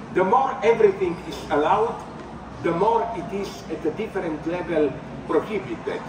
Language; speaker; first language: English; non-native, fluent; Slovenian